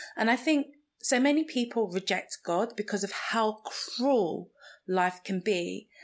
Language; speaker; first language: English; non-native, local second language; Igbo